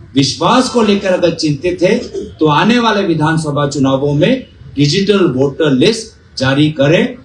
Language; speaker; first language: Hindi; non-native, local second language; Assamese